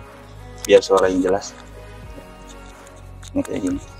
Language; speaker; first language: Indonesian; native; Indonesian